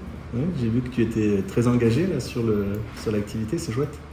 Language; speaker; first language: French; native; French